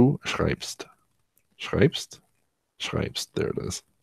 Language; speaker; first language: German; non-native, learner; English